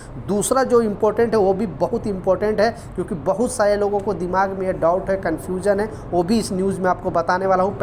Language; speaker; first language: Hindi; native; Hindi